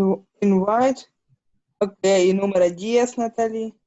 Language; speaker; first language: Spanish; non-native, learner; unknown